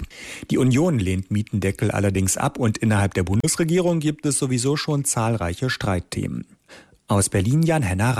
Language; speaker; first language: German; native; German